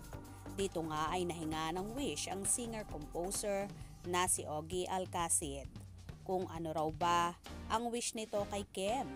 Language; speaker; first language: Filipino; native; Filipino